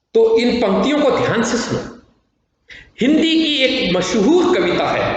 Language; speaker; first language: Hindi; non-native, local second language; Kannada